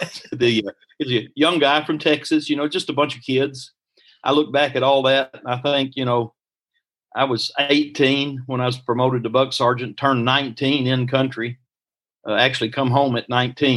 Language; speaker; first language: English; native; English